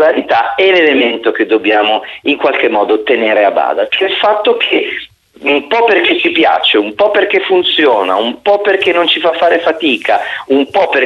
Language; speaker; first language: Italian; native; Italian